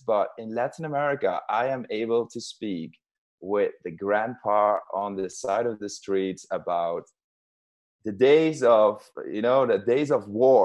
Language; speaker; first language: English; non-native, fluent; Dutch